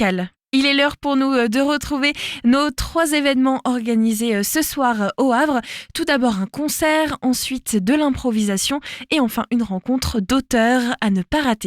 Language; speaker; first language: French; native; French